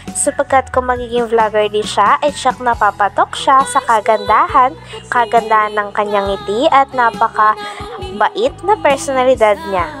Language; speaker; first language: Filipino; native; Filipino